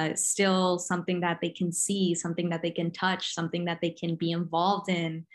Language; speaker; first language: English; early bilingual, other home language; Spanish